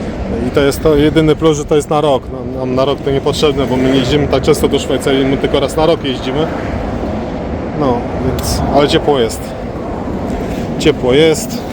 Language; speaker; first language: Polish; native; Polish